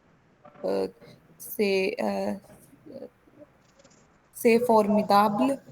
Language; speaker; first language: French; non-native, learner; Hindi